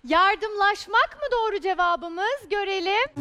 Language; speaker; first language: Turkish; native; Turkish